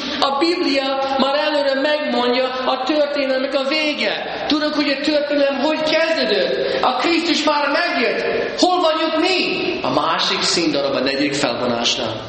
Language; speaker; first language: Hungarian; early bilingual, heritage; Hungarian